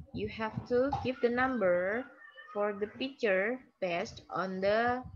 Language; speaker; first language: English; non-native, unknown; Indonesian